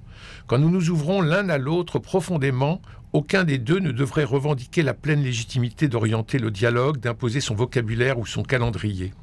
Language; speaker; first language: French; native; French